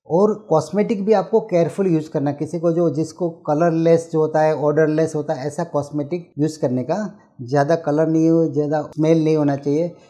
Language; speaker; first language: Hindi; non-native, local second language; Gujarati